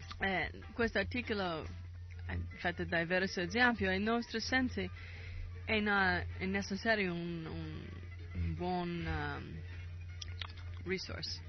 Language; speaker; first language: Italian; non-native, learner; English